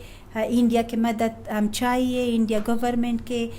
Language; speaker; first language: Hindi; non-native, fluent; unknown